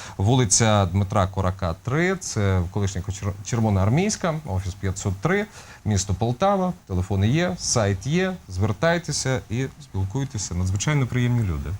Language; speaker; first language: Ukrainian; native; Ukrainian